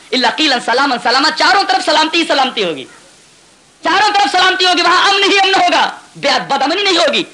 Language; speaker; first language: Urdu; native; Urdu